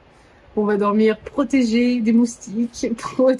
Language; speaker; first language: French; native; French